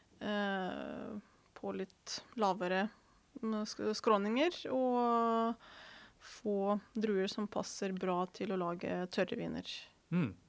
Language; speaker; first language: Norwegian; non-native, fluent; Ukrainian